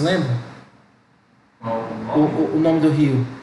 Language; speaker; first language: Portuguese; non-native, learner; English